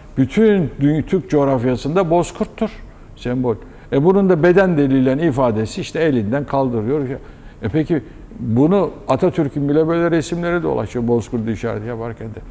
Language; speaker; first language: Turkish; native; Turkish